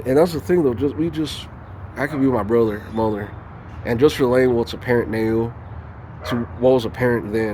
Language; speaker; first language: English; native; English